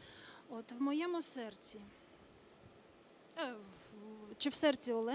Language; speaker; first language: Ukrainian; native; Ukrainian